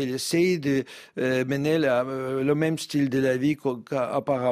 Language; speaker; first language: French; non-native, fluent; Russian